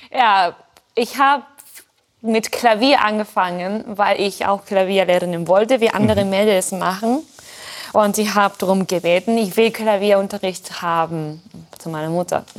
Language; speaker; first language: German; non-native, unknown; Japanese